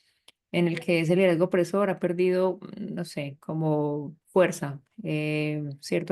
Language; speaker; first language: Spanish; native; Spanish